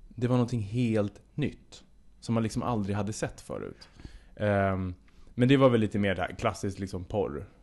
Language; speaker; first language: Swedish; native; Swedish